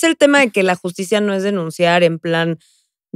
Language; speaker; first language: Spanish; native; Spanish